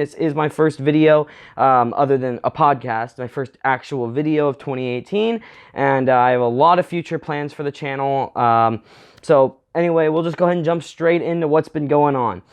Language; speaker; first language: English; native; English